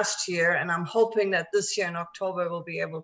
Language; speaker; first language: English; non-native, fluent; German